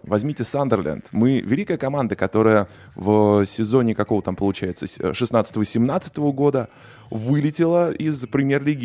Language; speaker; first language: Russian; native; Russian